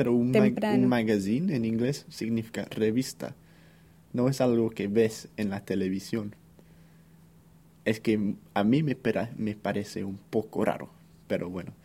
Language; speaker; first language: Spanish; non-native, fluent; English